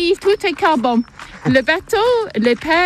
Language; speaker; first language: French; non-native, learner; English